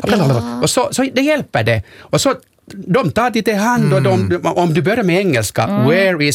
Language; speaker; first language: Swedish; non-native, local second language; Finnish